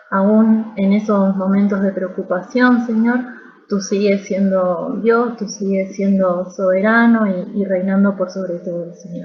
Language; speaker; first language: Spanish; native; Spanish